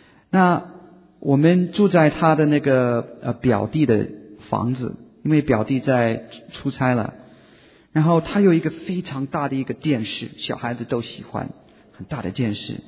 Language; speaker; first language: Chinese; non-native, fluent; English